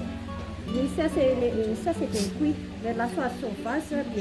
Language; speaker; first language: French; non-native, local second language; Malagasy